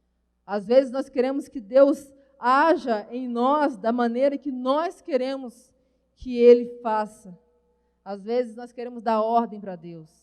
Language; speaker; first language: Portuguese; native; Portuguese